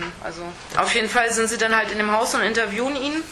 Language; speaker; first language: German; native; German